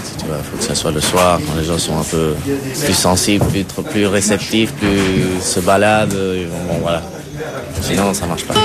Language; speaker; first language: French; early bilingual, other home language; Spanish